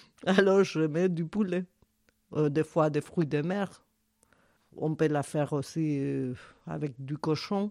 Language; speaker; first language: French; non-native, fluent; Spanish